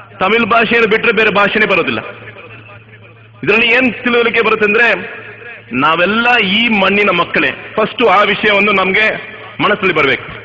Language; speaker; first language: Kannada; non-native, local second language; Tamil